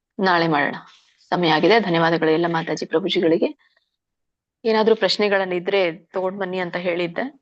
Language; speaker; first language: Kannada; native; Kannada